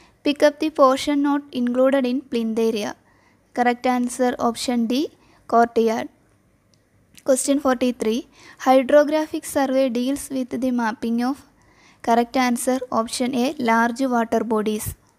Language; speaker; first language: English; non-native, local second language; Malayalam